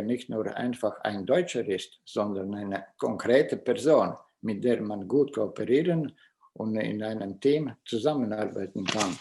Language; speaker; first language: German; non-native, fluent; Latvian